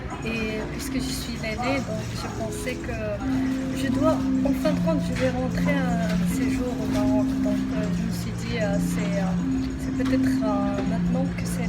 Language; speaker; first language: French; non-native, local second language; Arabic